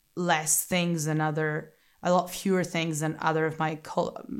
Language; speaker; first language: English; non-native, fluent; Greek